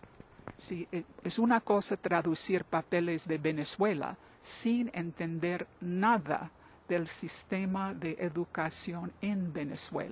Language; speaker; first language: Spanish; non-native, fluent; English